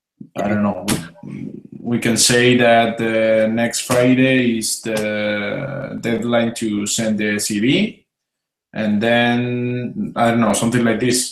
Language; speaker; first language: English; non-native, fluent; Spanish